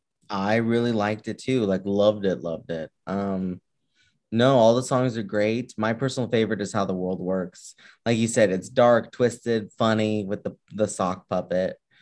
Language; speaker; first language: English; early bilingual, other home language; Spanish